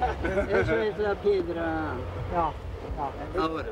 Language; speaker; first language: Spanish; non-native, fluent; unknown